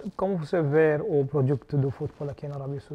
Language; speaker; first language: Portuguese; non-native, learner; Arabic